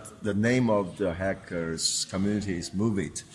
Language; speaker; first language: English; non-native, fluent; Chinese